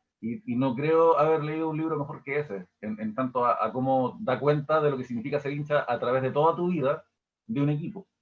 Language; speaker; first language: Spanish; native; Spanish